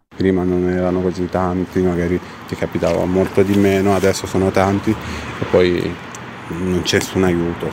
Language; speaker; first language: Italian; non-native, fluent; Persian